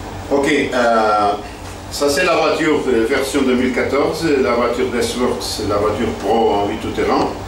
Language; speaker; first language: French; non-native, fluent; Portuguese